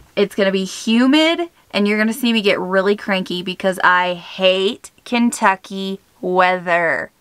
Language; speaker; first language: English; native; English